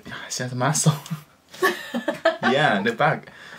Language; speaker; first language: English; non-native, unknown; Japanese